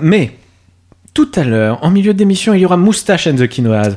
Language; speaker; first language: French; native; French